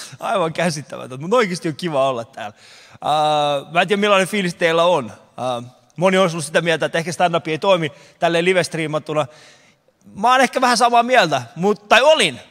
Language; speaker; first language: Finnish; early bilingual, other home language; Persian